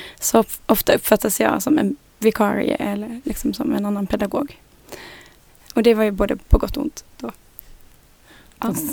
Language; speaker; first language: Swedish; native; Swedish